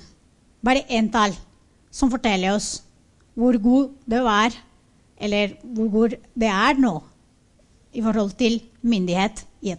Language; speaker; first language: Norwegian; non-native, fluent; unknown